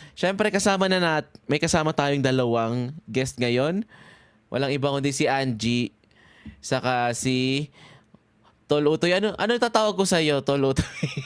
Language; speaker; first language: Filipino; native; Filipino